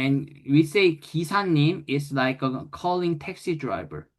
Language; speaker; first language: English; non-native, fluent; Korean